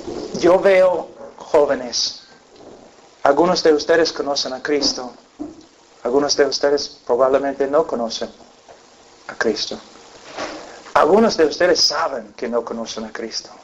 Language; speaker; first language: Spanish; non-native, fluent; English